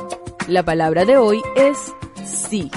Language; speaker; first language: Spanish; native; Spanish